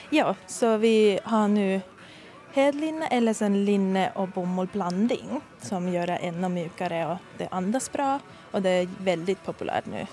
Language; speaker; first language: Swedish; non-native, fluent; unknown